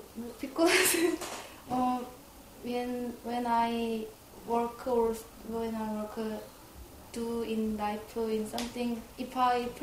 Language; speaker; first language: English; non-native, learner; Korean